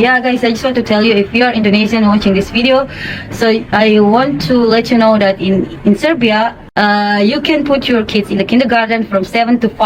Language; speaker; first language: English; non-native, fluent; Indonesian